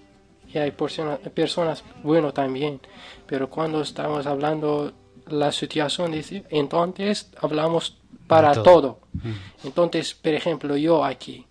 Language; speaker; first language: Spanish; non-native, learner; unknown